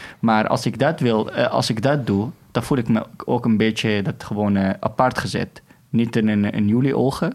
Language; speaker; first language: Dutch; non-native, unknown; Arabic